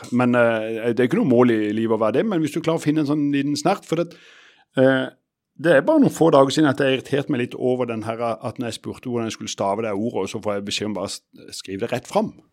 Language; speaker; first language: Norwegian; native; Norwegian